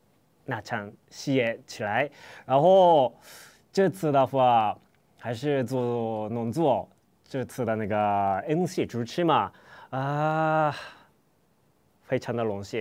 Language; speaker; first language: Chinese; non-native, fluent; Japanese